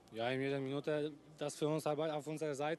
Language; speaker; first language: German; non-native, fluent; Polish